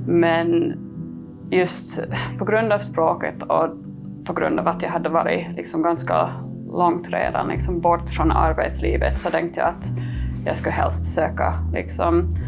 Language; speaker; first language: Swedish; non-native, fluent; English